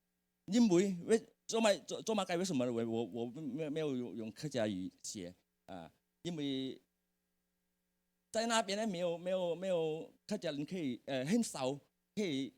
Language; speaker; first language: Chinese; early bilingual, heritage; Hakka Chinese